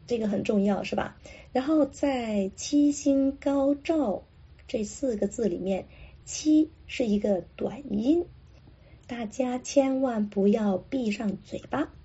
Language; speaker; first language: Chinese; non-native, local second language; Cantonese